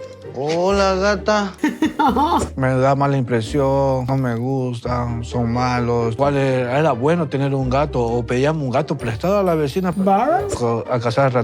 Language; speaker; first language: Spanish; native; Spanish